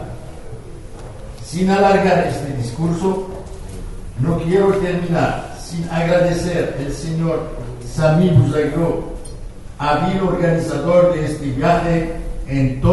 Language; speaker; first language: Spanish; non-native, fluent; French